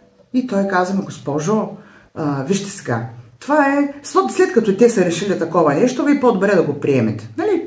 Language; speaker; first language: Bulgarian; native; Bulgarian